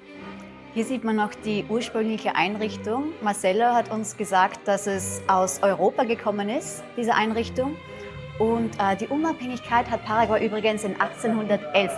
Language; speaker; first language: German; native; German